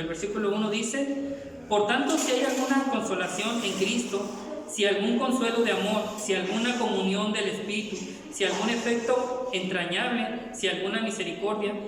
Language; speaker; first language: Spanish; native; Spanish